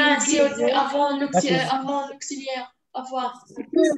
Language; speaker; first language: French; non-native, local second language; Arabic